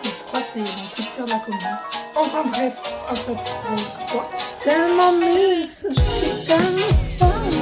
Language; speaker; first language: French; native; French